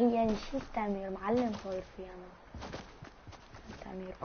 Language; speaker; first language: Arabic; native; Arabic